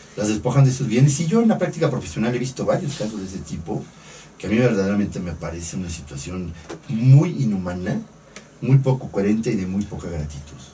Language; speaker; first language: Spanish; native; Spanish